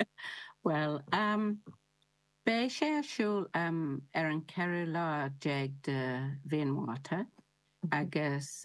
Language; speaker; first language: Irish; non-native, learner; English